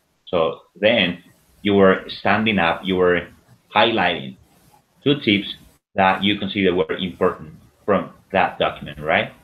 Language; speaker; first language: English; non-native, fluent; Spanish